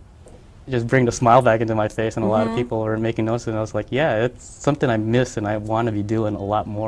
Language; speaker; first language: English; early bilingual, other home language; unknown